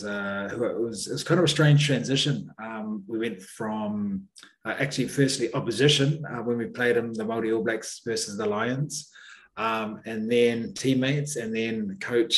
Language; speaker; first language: English; native; English